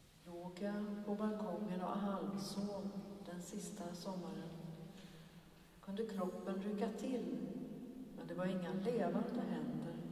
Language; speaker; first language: Swedish; native; Swedish